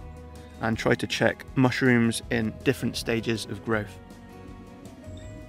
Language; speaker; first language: English; native; English